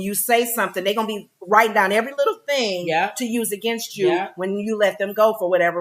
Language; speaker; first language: English; native; English